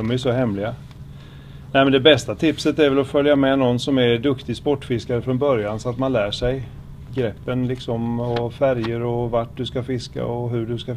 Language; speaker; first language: Swedish; native; Swedish